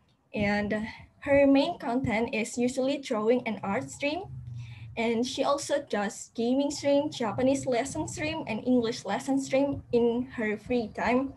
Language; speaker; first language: English; non-native, fluent; Indonesian